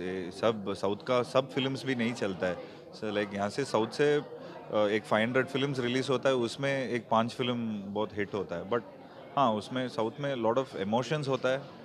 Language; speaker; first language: Hindi; non-native, local second language; Tamil